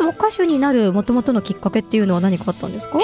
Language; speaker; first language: Japanese; native; Japanese